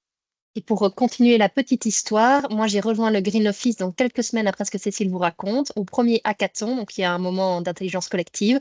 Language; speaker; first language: French; native; French